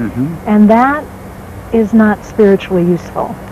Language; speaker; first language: English; native; English